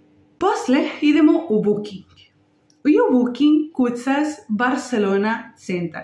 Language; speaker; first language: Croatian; non-native, learner; Spanish